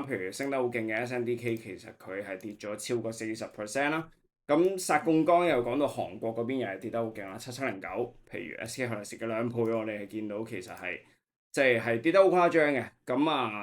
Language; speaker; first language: Cantonese; native; Cantonese